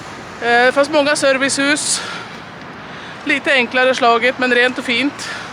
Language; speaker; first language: Swedish; native; Swedish